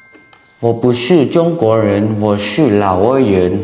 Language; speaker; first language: Chinese; non-native, learner; Lao